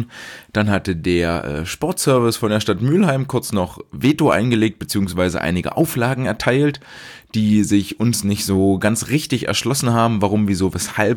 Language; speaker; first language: German; native; German